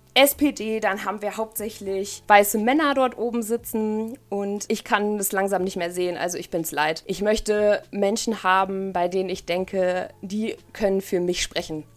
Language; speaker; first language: German; native; German